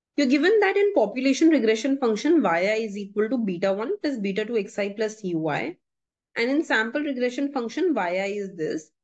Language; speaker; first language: English; non-native, local second language; Hindi